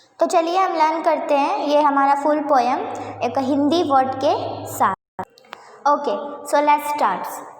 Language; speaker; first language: Hindi; native; Hindi